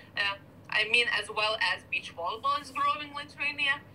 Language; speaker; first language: English; non-native, fluent; Lithuanian